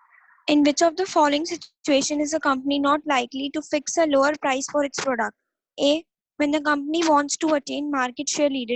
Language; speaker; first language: English; non-native, local second language; Hindi